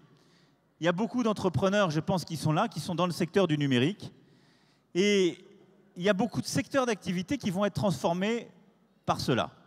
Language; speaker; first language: French; native; French